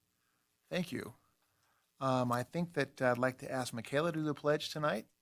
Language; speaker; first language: English; native; English